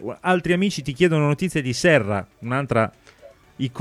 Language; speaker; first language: Italian; native; Italian